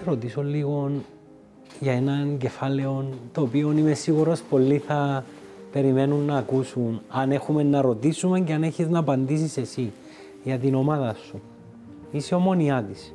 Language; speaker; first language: Greek; native; Greek